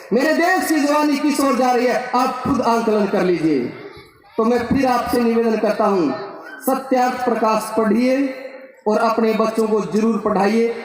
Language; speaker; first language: Hindi; native; Hindi